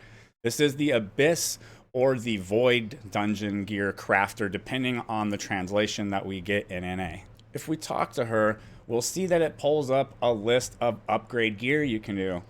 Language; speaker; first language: English; native; English